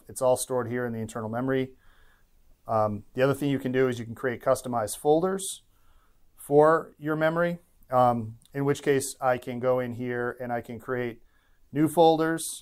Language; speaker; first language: English; native; English